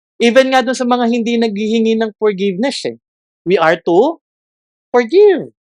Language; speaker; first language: Filipino; non-native, local second language; Iloko